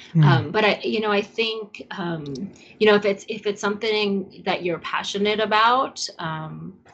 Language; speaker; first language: English; native; English